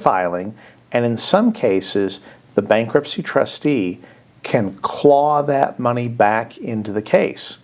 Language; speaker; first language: English; native; English